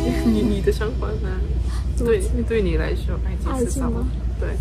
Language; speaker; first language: Chinese; non-native, learner; Japanese